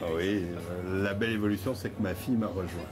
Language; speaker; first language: French; native; French